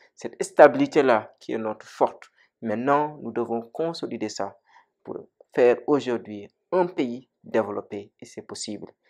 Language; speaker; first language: French; non-native, local second language; Wolof